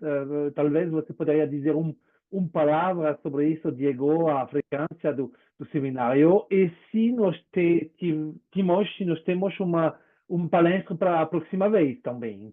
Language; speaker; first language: Portuguese; non-native, learner; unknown